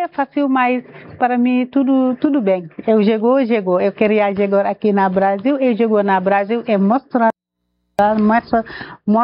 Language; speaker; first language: Portuguese; non-native, learner; Wolof